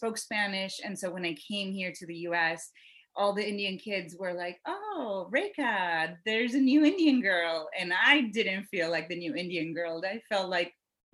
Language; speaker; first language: English; non-native, fluent; Spanish